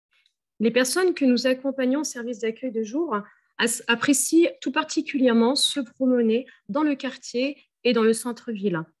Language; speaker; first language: French; native; French